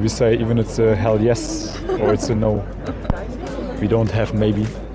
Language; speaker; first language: English; non-native, fluent; German